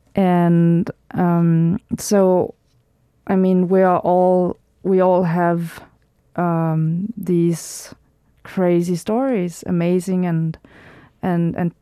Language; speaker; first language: English; early bilingual, heritage; Danish